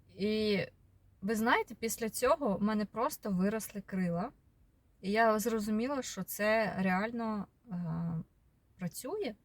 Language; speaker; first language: Ukrainian; non-native, local second language; Russian